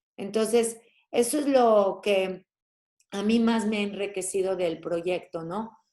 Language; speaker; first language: Spanish; native; Spanish